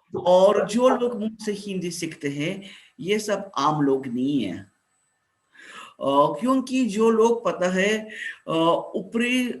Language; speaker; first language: Hindi; non-native, fluent; Russian